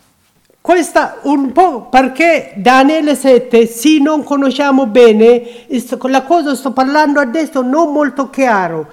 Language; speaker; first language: Italian; non-native, learner; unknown